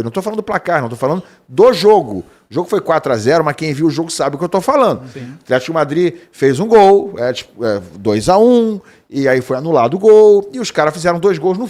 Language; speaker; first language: Portuguese; native; Portuguese